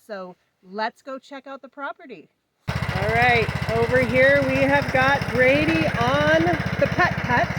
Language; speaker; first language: English; native; English